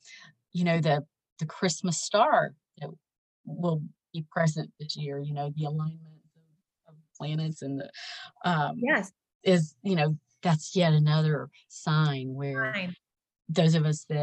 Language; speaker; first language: English; native; English